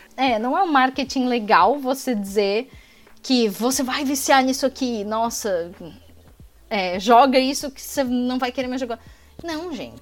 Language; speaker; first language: Portuguese; native; Portuguese